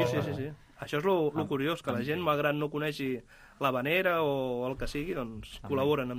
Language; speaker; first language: Catalan; native; Catalan